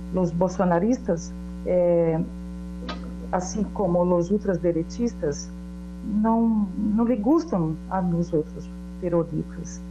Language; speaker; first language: Spanish; non-native, learner; Portuguese